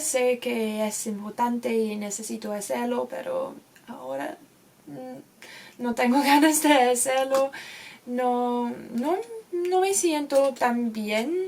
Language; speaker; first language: Spanish; non-native, learner; English